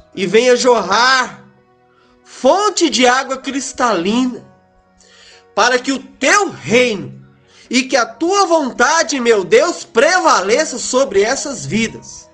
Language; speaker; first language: Portuguese; native; Portuguese